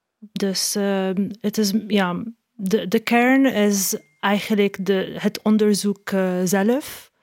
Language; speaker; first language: Dutch; non-native, learner; Arabic